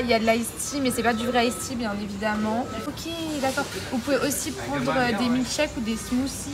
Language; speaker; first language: French; native; French